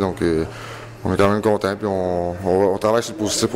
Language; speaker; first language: French; native; French